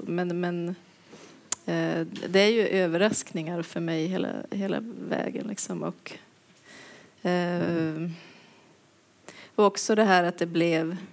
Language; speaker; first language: Swedish; native; Swedish